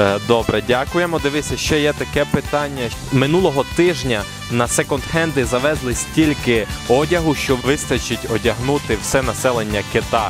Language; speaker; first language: Ukrainian; native; Ukrainian